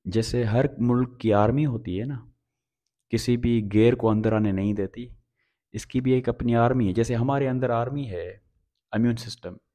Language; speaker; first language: Urdu; non-native, local second language; Sindhi